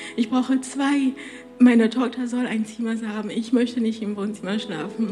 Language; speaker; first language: German; non-native, fluent; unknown